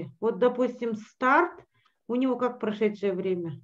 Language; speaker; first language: Russian; native; Russian